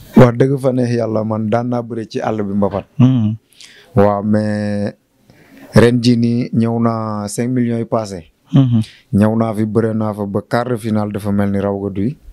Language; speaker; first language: Wolof; non-native, local second language; Serer